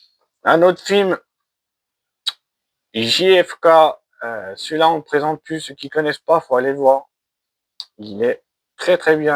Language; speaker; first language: French; native; French